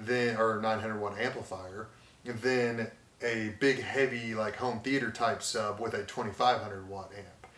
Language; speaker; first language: English; native; English